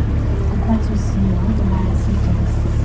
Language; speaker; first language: French; non-native, local second language; Dutch